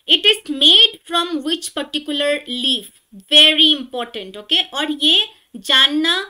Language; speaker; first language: Hindi; non-native, local second language; Assamese